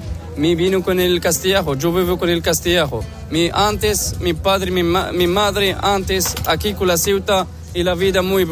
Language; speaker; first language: Spanish; non-native, learner; Arabic